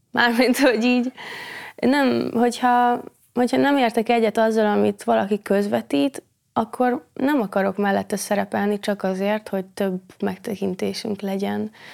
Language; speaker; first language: Hungarian; native; Hungarian